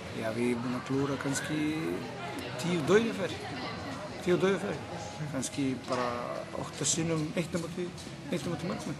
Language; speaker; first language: Icelandic; non-native, fluent; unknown